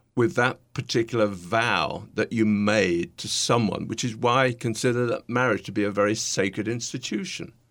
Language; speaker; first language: English; native; English